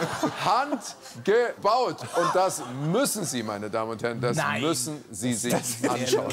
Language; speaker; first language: German; native; German